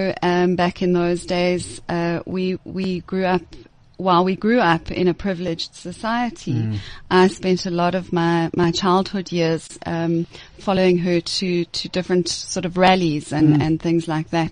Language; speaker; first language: English; native; English